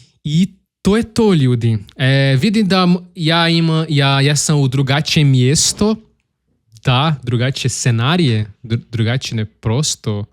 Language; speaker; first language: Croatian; non-native, learner; Portuguese